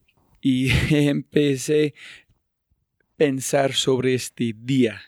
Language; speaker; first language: Spanish; non-native, fluent; English